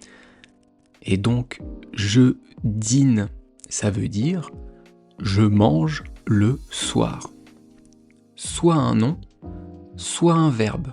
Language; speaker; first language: French; native; French